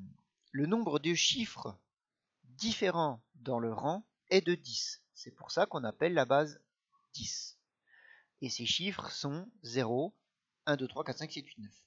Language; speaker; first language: French; native; French